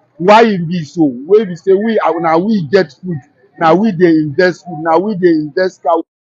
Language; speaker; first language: Nigerian Pidgin; non-native, local second language; Hausa